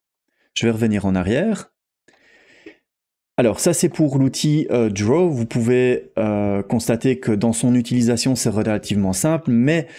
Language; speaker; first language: French; native; French